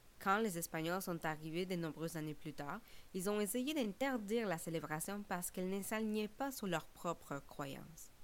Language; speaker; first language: French; non-native, fluent; Spanish